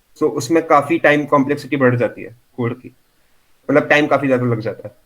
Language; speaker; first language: Hindi; non-native, local second language; Marathi